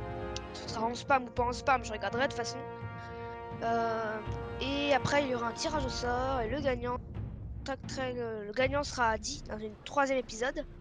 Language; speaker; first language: French; native; French